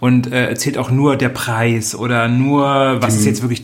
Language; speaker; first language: German; native; German